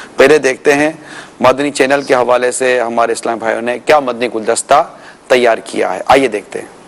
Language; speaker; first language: Urdu; native; Urdu